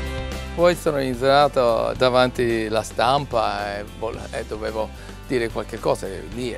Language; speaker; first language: Italian; non-native, learner; English